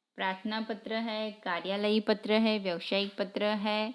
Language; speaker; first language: Hindi; non-native, local second language; Gujarati